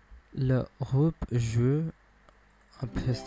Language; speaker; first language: French; non-native, learner; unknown